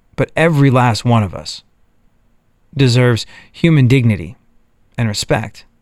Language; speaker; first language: English; native; English